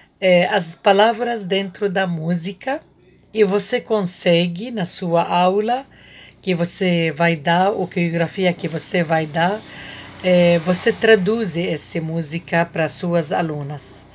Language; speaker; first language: Portuguese; non-native, learner; Arabic